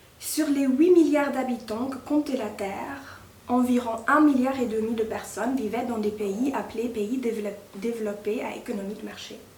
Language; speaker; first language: French; non-native, fluent; German